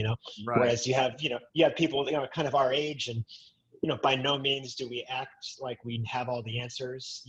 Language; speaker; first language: English; native; English